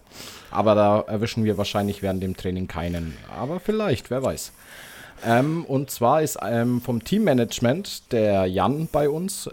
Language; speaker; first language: German; native; German